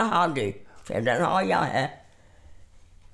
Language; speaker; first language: Swedish; non-native, fluent; German